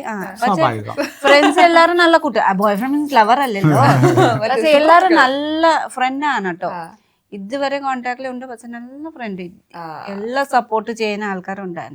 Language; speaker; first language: Malayalam; non-native, fluent; Nepali